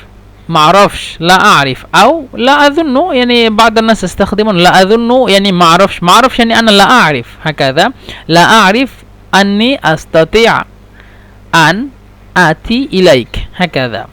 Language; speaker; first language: Arabic; non-native, fluent; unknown